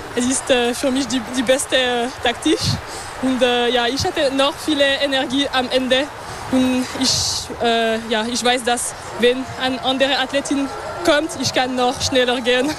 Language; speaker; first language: German; non-native, local second language; French